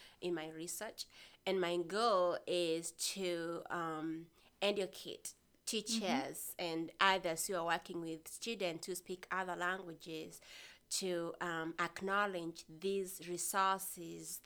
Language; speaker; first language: English; non-native, local second language; Meru